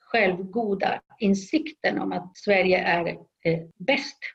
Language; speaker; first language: Swedish; non-native, fluent; Spanish